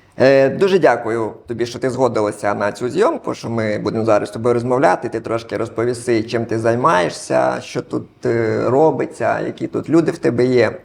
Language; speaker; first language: Ukrainian; non-native, local second language; Russian